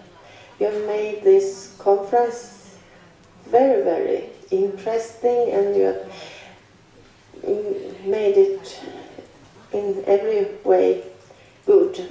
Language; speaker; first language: English; non-native, fluent; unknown